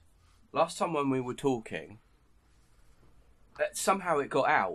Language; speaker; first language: English; native; English